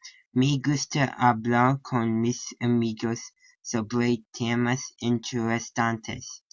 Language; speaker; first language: Spanish; non-native, learner; English